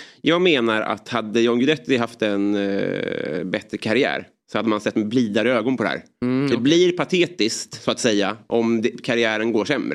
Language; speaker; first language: Swedish; native; Swedish